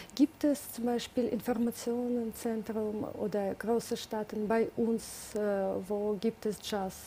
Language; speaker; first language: German; non-native, learner; Russian